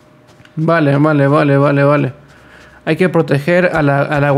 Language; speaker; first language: Spanish; native; Spanish